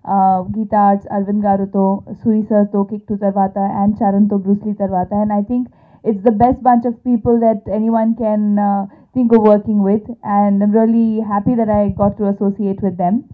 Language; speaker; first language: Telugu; non-native, local second language; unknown